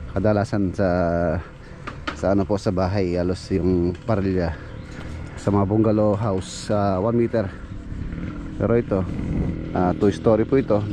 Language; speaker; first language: Filipino; non-native, local second language; Pampanga